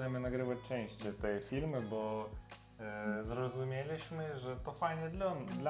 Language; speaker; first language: Polish; non-native, learner; Russian